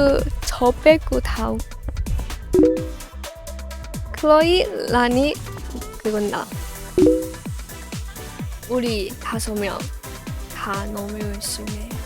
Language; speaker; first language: Korean; non-native, learner; Chinese